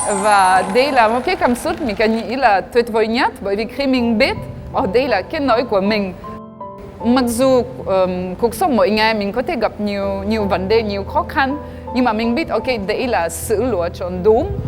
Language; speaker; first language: Vietnamese; non-native, fluent; French